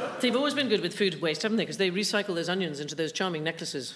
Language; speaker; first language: English; native; English